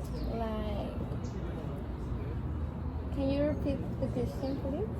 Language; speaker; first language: English; non-native, learner; Spanish